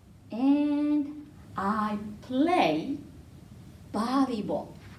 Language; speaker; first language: English; non-native, fluent; Japanese